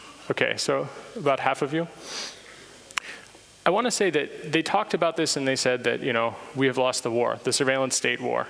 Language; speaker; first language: English; native; English